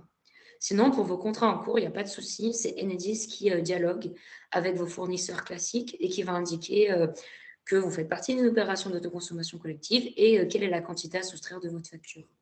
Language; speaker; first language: French; native; French